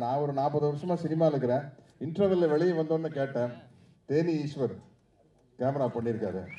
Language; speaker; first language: Tamil; native; Tamil